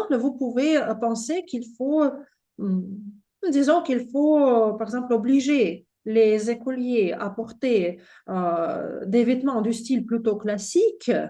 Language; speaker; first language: French; non-native, fluent; Russian